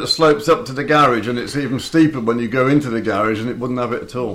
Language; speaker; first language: English; native; English